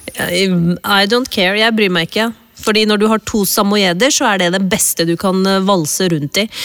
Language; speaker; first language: Norwegian; early bilingual, other home language; Urdu